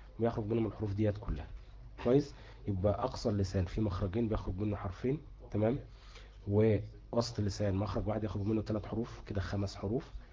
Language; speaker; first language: Arabic; native; Arabic